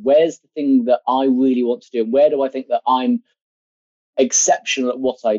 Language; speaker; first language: English; native; English